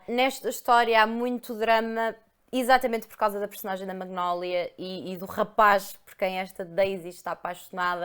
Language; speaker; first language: Portuguese; native; Portuguese